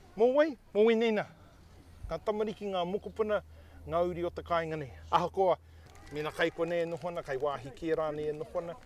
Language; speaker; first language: Māori; native; Māori